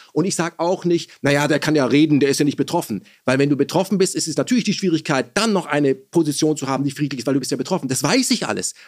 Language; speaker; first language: German; early bilingual, other home language; Persian